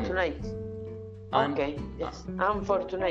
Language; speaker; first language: English; non-native, learner; Spanish